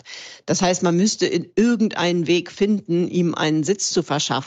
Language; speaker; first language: German; native; German